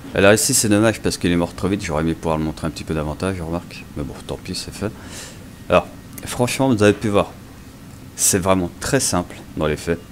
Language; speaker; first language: French; native; French